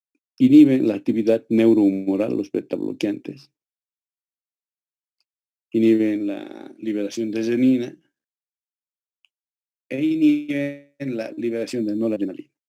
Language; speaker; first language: Spanish; native; Spanish